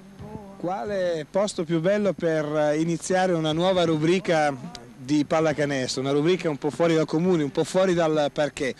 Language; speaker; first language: Italian; native; Italian